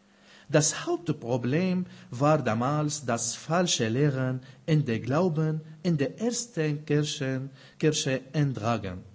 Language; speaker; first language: German; non-native, fluent; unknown